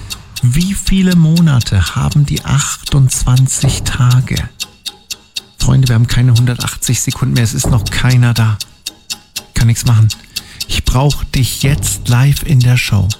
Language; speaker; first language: German; native; German